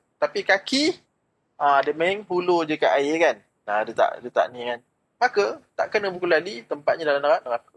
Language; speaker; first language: Malay; native; Malay